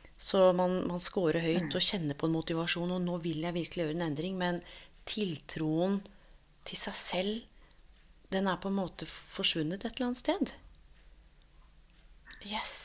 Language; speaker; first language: Norwegian; native; Norwegian